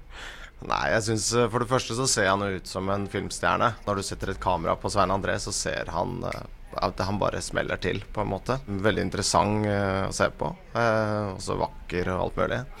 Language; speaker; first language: Norwegian; native; Norwegian